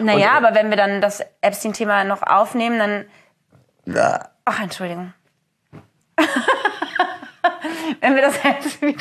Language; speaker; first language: German; native; German